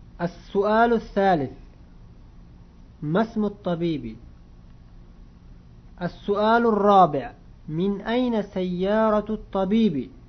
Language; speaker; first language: Arabic; non-native, fluent; Uzbek